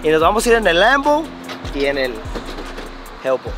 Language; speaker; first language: Spanish; early bilingual, heritage; Spanish